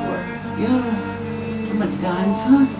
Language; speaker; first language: German; native; German